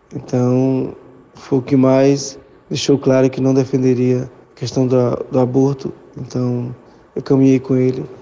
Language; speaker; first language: Portuguese; native; Portuguese